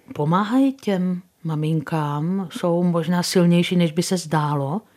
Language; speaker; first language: Czech; native; Czech